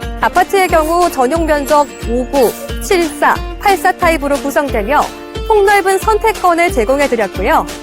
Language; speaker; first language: Korean; native; Korean